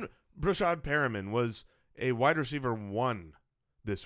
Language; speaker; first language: English; native; English